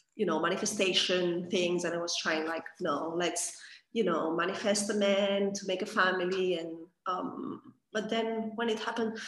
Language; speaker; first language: English; non-native, fluent; Catalan